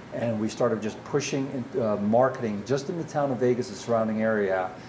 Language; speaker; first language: English; early bilingual, other home language; Dutch